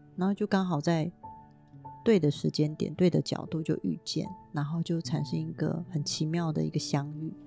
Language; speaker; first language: Chinese; native; Chinese